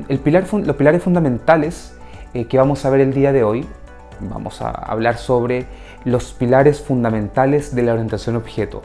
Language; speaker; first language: Spanish; native; Spanish